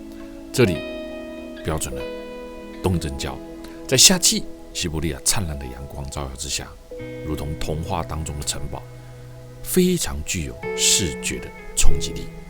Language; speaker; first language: Chinese; native; Chinese